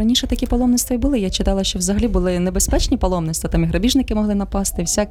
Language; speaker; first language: Ukrainian; native; Ukrainian